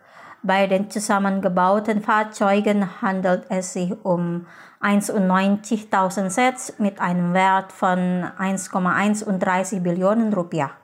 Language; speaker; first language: German; non-native, fluent; Indonesian